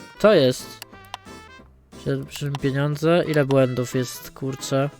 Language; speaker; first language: Polish; native; Polish